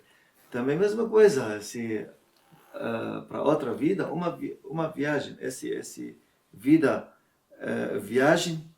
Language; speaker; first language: Portuguese; non-native, learner; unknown